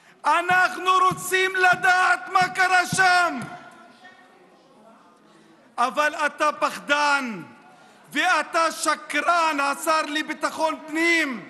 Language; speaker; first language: Hebrew; non-native, local second language; Arabic